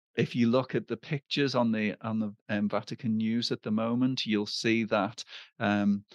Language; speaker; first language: English; native; English